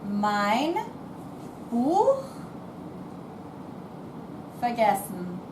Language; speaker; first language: German; non-native, fluent; English